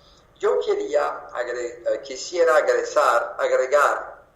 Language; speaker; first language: Spanish; non-native, fluent; French